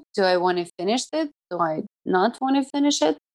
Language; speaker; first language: English; non-native, fluent; Russian